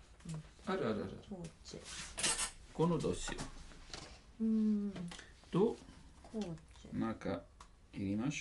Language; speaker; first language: Japanese; non-native, learner; Italian